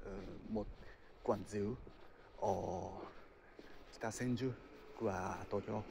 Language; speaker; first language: Vietnamese; non-native, learner; Japanese